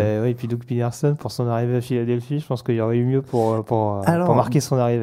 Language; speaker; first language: French; native; French